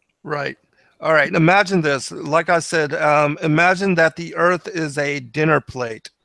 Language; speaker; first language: English; native; English